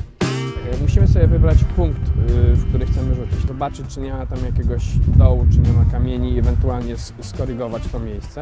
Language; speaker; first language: Polish; native; Polish